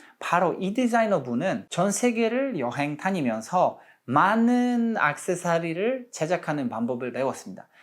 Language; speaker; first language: Korean; non-native, fluent; Polish